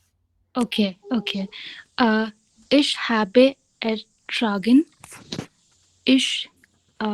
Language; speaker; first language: German; non-native, learner; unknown